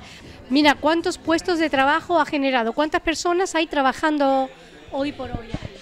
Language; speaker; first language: Spanish; native; Spanish